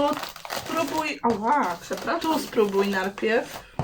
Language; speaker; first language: Polish; native; Polish